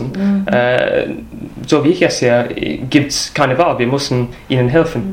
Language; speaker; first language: German; non-native, fluent; English